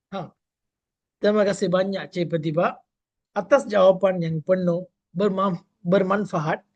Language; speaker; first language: Malay; non-native, local second language; Tamil